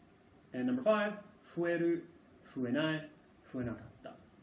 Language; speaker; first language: Japanese; non-native, fluent; English